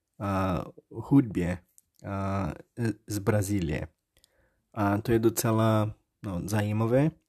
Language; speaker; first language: Czech; non-native, learner; Portuguese